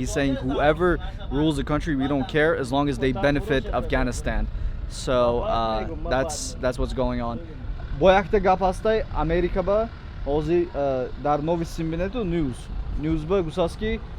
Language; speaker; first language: English; early bilingual, heritage; English